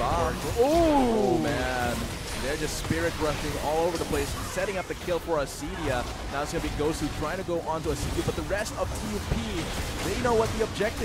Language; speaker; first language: English; non-native, local second language; Filipino